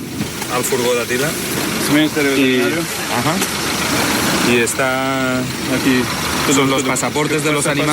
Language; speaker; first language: Spanish; native; Spanish